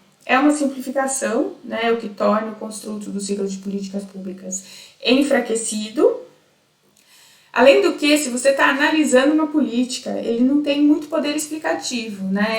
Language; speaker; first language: Portuguese; native; Portuguese